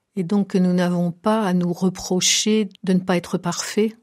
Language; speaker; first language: French; native; French